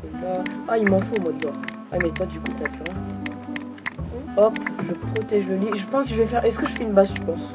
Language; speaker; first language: French; native; French